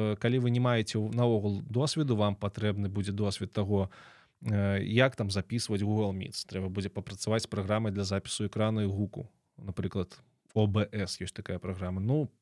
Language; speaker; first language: Belarusian; native; Belarusian